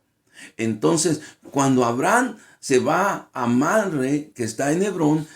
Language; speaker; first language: Spanish; native; Spanish